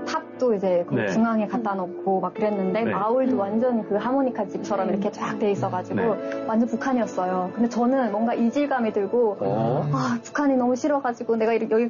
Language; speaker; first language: Korean; native; Korean